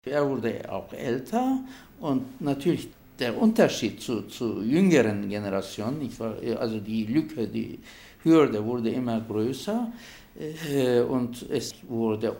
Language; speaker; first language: German; non-native, fluent; Turkish